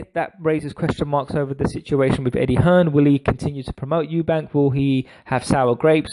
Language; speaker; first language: English; native; English